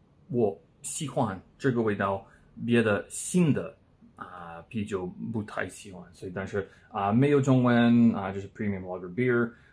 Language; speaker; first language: Chinese; non-native, learner; English